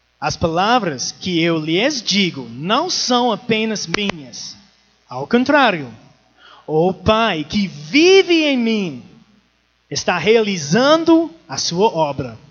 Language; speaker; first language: Portuguese; non-native, learner; English